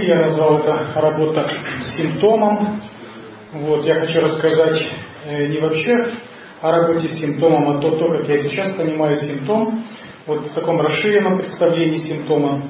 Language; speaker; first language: Russian; native; Russian